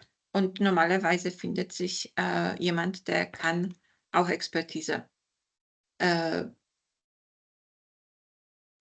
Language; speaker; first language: German; non-native, fluent; Polish